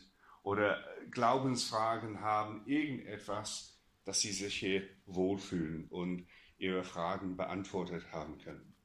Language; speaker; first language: German; non-native, fluent; English